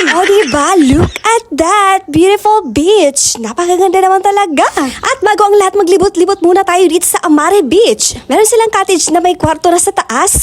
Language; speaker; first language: Filipino; non-native, local second language; Bikol